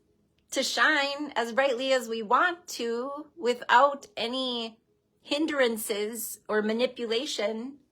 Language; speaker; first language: English; native; English